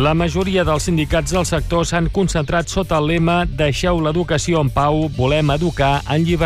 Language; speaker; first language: Catalan; native; Catalan